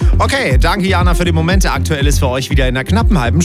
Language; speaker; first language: German; native; German